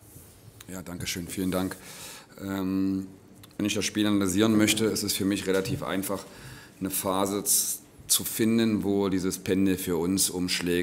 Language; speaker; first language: German; native; German